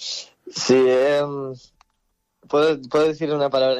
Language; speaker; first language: Spanish; early bilingual, other home language; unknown